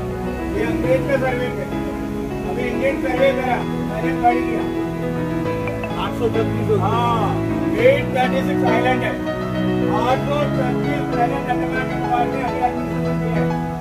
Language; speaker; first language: Hindi; non-native, local second language; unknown